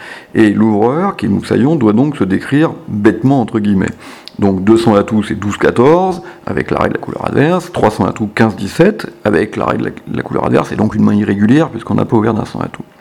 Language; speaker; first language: French; native; French